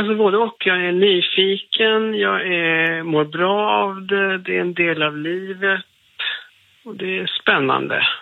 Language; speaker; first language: Swedish; native; Swedish